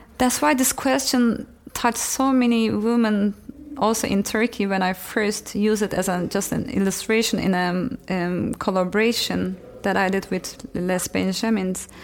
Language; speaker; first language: English; non-native, fluent; Turkish